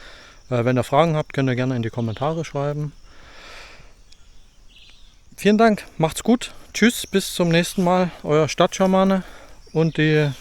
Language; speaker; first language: German; native; German